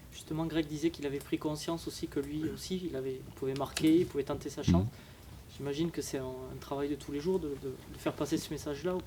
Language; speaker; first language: French; native; French